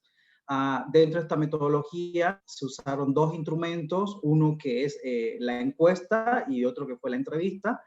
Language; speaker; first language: Spanish; native; Spanish